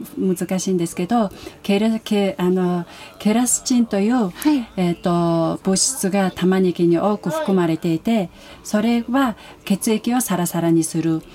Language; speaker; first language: Japanese; non-native, fluent; Mongolian